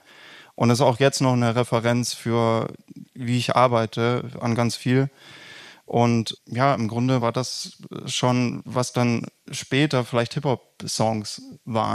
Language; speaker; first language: German; native; German